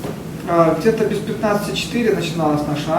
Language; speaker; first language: Russian; native; Russian